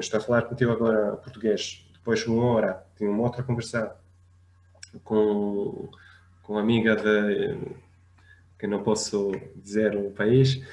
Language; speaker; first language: Portuguese; non-native, fluent; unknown